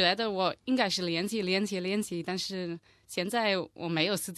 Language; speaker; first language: Chinese; non-native, learner; English